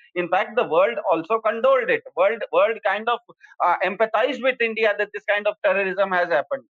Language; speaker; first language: English; non-native, local second language; Hindi